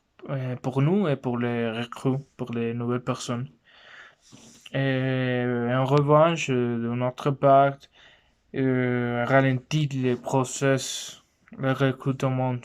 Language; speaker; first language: French; non-native, learner; Spanish